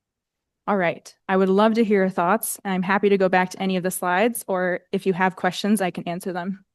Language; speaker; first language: English; native; English